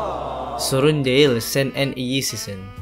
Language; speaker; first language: Turkish; non-native, learner; Indonesian